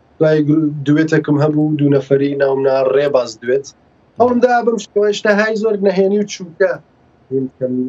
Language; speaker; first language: Central Kurdish; early bilingual, heritage; Central Kurdish